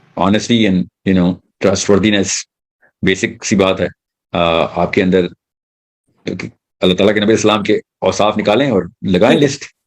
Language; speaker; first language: Urdu; native; Urdu